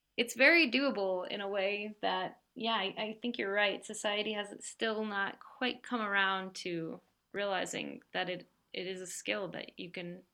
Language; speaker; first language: English; native; English